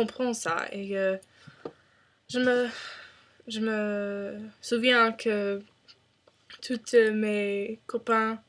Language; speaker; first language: French; non-native, learner; English